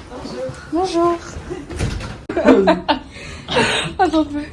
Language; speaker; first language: French; native; French